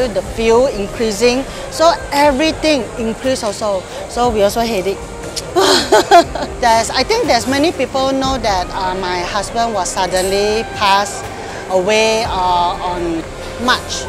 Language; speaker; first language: English; non-native, local second language; Min Nan Chinese